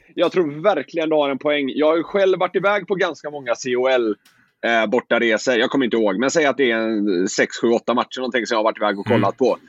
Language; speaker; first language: Swedish; native; Swedish